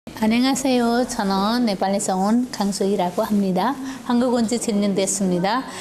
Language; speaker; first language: Korean; non-native, learner; Nepali